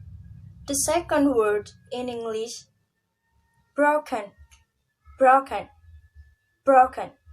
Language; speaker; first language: English; non-native, learner; Indonesian